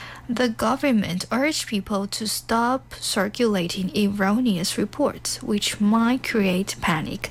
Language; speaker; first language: English; non-native, fluent; Chinese